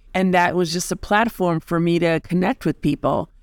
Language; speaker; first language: English; native; English